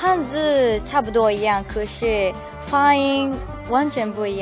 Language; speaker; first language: Chinese; non-native, fluent; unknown